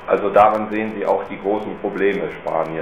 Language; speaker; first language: German; native; German